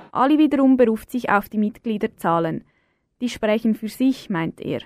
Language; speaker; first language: German; native; German